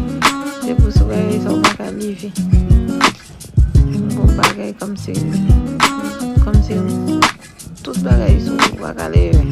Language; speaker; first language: French; non-native, local second language; Haitian Creole